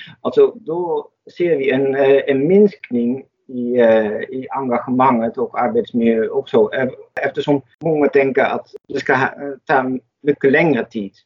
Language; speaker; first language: Swedish; non-native, fluent; Dutch